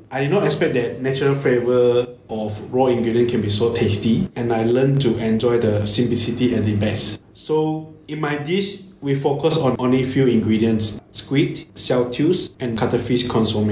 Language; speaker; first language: English; non-native, local second language; Chinese